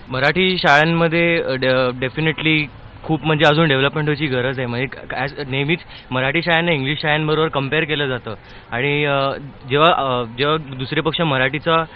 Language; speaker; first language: Marathi; native; Marathi